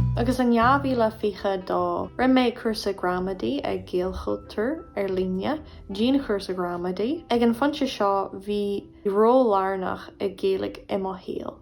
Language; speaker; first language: Irish; non-native, local second language; English